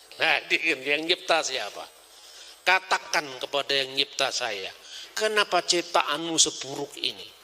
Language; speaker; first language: Indonesian; non-native, local second language; Javanese